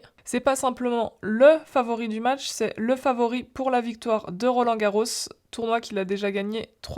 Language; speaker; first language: French; native; French